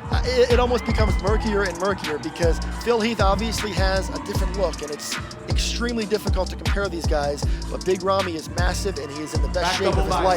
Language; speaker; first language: English; native; English